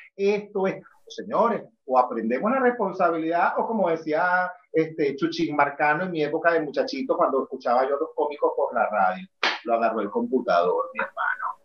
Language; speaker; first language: Spanish; native; Spanish